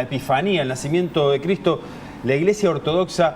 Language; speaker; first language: Spanish; native; Spanish